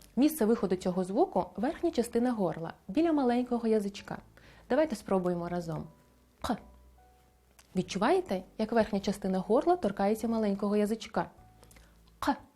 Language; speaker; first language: Ukrainian; non-native, local second language; Crimean Tatar